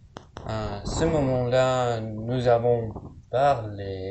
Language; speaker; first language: French; non-native, learner; Russian